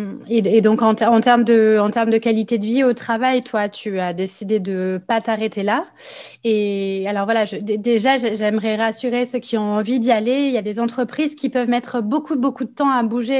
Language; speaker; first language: French; native; French